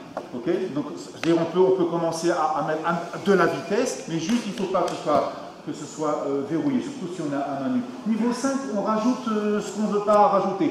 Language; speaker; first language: French; native; French